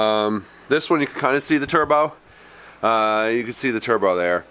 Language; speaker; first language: English; native; English